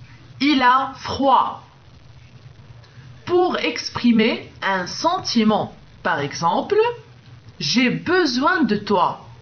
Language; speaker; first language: French; non-native, local second language; Arabic